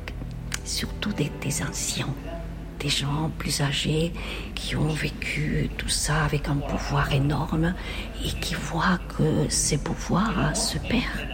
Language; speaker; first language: French; non-native, fluent; Spanish